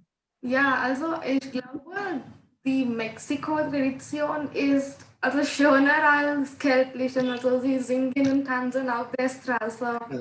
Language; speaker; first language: German; non-native, learner; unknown